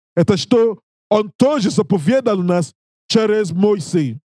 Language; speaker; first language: Russian; non-native, learner; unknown